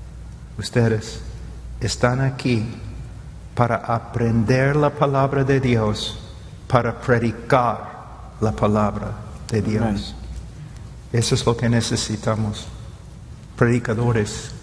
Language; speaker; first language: Spanish; non-native, fluent; English